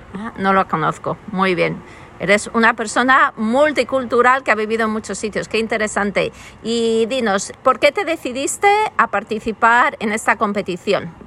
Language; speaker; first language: Spanish; native; Spanish